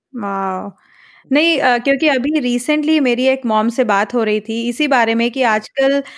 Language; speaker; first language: Hindi; native; Hindi